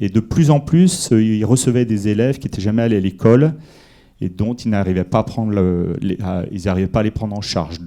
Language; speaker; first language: French; native; French